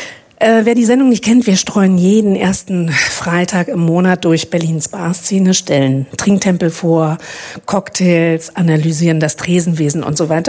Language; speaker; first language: German; native; German